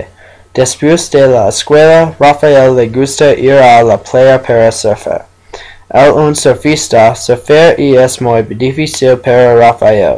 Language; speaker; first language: Spanish; non-native, learner; English